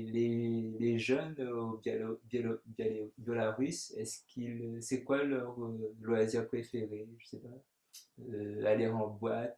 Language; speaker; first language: French; native; French